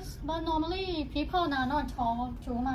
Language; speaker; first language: English; non-native, learner; Thai